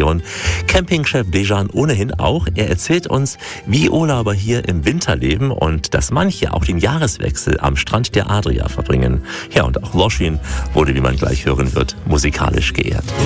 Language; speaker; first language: German; native; German